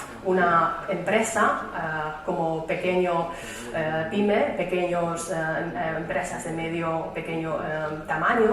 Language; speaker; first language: Spanish; non-native, fluent; Chinese